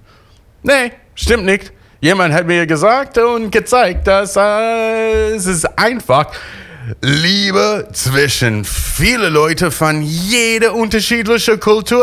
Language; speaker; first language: German; non-native, fluent; English